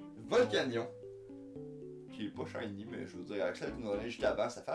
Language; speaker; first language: French; native; French